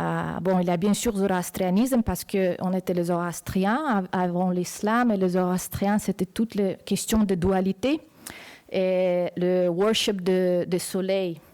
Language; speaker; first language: French; non-native, fluent; Uzbek